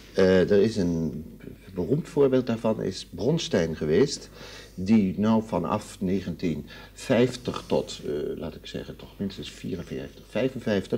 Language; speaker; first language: Dutch; native; Dutch